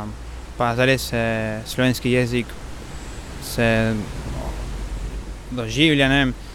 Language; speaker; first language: Slovenian; early bilingual, heritage; Spanish